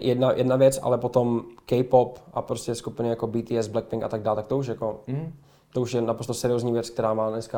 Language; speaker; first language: Czech; native; Czech